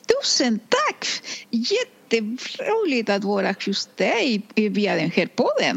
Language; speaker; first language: Swedish; non-native, fluent; Spanish